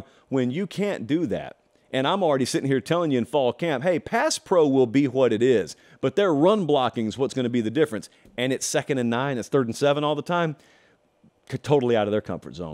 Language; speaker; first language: English; native; English